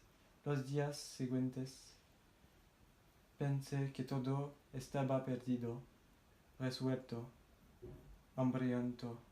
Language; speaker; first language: Spanish; non-native, learner; French